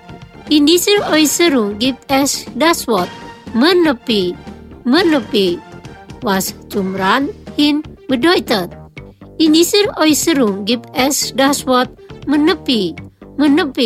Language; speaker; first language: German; non-native, fluent; Indonesian